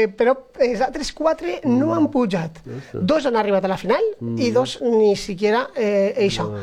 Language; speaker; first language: Catalan; native; Catalan